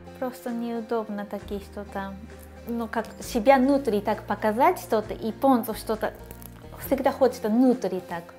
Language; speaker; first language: Russian; non-native, learner; Japanese